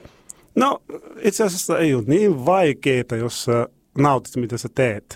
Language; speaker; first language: Finnish; non-native, learner; Arabic